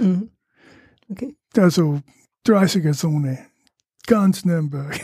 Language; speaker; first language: German; non-native, fluent; English